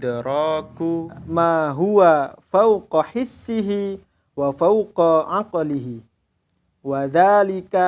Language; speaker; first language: Arabic; non-native, fluent; Indonesian